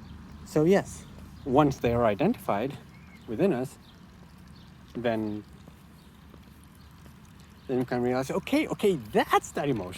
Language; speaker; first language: English; non-native, fluent; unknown